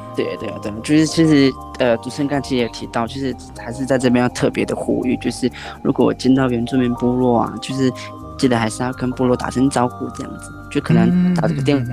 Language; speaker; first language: Chinese; native; Chinese